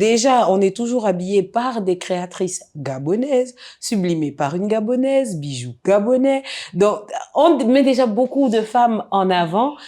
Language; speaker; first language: French; native; French